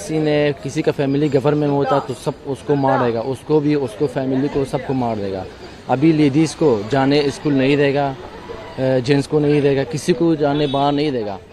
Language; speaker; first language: Hindi; non-native, learner; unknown